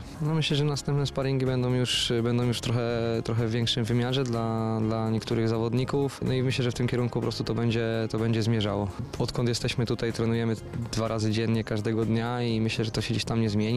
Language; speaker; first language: Polish; native; Polish